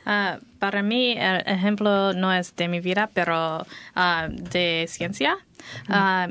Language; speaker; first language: Spanish; non-native, learner; English